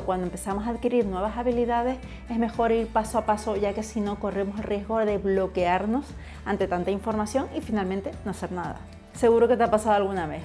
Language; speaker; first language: Spanish; native; Spanish